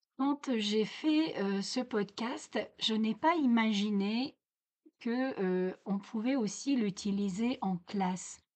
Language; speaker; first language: French; native; French